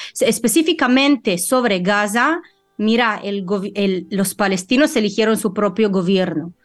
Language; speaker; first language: Spanish; non-native, fluent; Russian